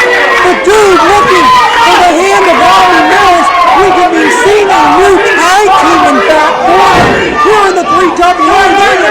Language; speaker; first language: English; native; English